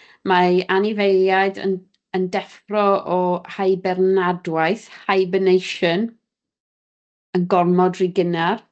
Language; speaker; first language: Welsh; native; Welsh